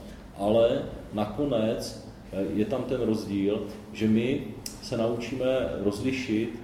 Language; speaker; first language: Czech; native; Czech